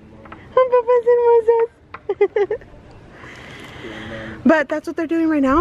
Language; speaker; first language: English; early bilingual, other home language; Spanish